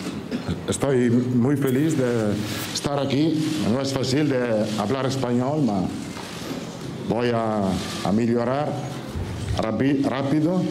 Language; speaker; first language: Spanish; non-native, learner; Italian